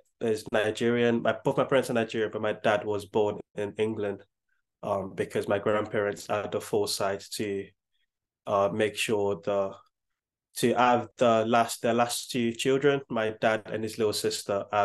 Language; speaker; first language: English; non-native, local second language; Yoruba